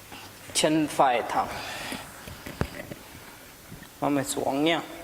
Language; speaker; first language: Vietnamese; non-native, learner; Hindi